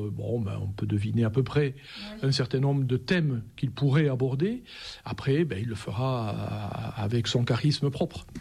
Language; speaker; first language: French; native; French